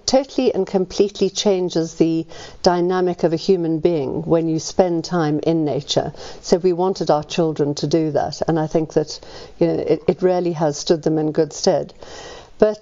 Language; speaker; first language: English; native; English